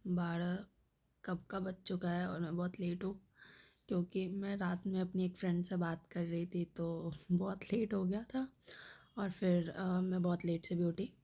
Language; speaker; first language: Hindi; native; Hindi